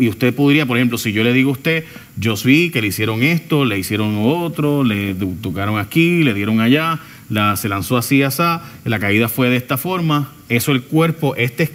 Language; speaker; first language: Spanish; native; Spanish